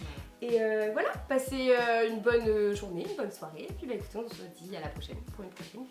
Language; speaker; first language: French; native; French